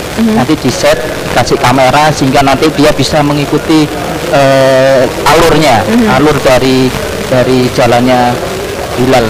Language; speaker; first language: Indonesian; native; Indonesian